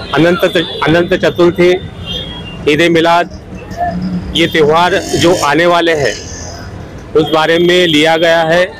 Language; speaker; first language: Hindi; non-native, local second language; Marathi